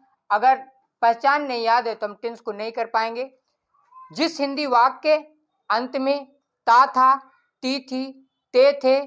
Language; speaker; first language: Hindi; native; Hindi